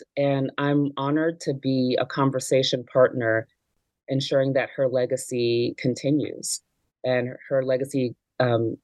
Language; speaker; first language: English; native; English